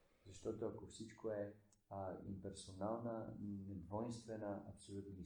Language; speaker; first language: Bulgarian; native; Bulgarian